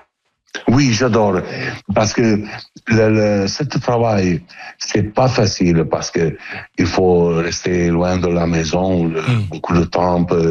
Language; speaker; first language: French; non-native, learner; Italian